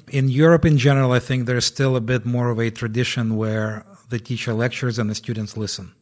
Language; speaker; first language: English; non-native, fluent; Ukrainian